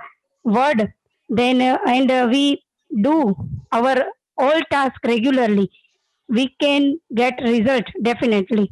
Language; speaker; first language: English; non-native, learner; Gujarati